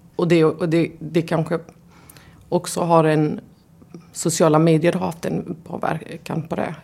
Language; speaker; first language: Swedish; early bilingual, other home language; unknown